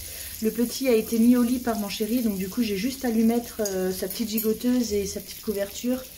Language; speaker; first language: French; native; French